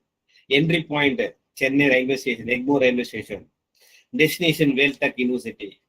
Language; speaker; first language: English; non-native, local second language; Tamil